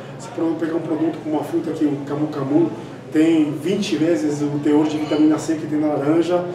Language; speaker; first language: Portuguese; non-native, fluent; Spanish